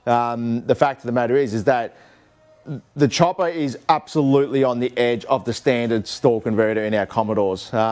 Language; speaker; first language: English; native; English